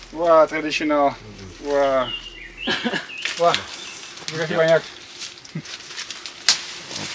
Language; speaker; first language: Indonesian; non-native, learner; Dutch